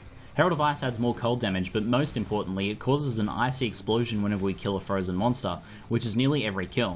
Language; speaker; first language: English; native; English